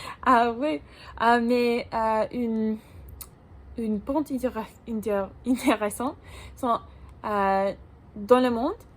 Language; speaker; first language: French; non-native, learner; English